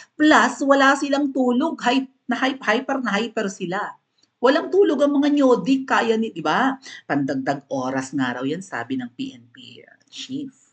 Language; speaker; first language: Filipino; non-native, local second language; Cebuano